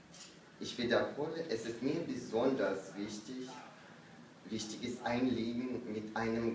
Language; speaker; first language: German; non-native, fluent; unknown